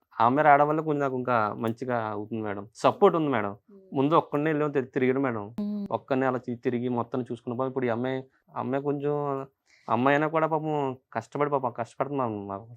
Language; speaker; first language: Telugu; non-native, local second language; Urdu